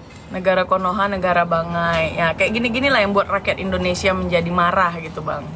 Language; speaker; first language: Indonesian; native; Indonesian